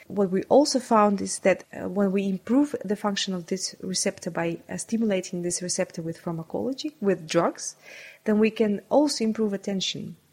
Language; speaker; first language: English; non-native, fluent; Russian